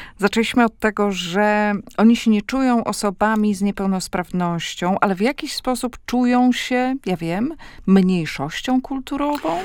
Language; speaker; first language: Polish; native; Polish